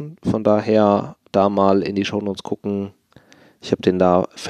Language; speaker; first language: German; native; German